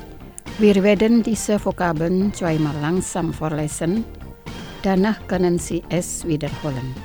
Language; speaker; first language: German; non-native, fluent; Indonesian